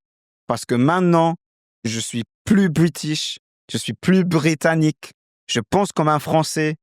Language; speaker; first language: French; non-native, fluent; English